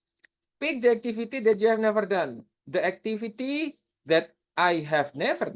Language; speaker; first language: English; non-native, fluent; Indonesian